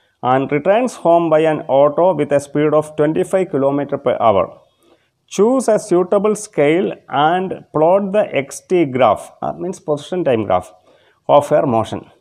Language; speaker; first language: English; non-native, local second language; Malayalam